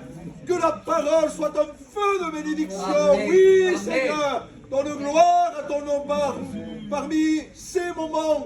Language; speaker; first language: French; native; French